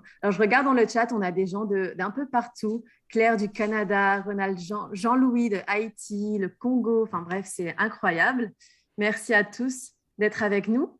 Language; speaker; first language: French; native; French